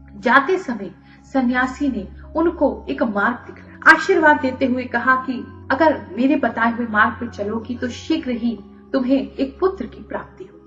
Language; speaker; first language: Hindi; native; Hindi